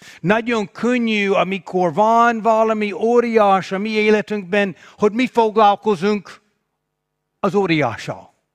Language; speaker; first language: Hungarian; non-native, fluent; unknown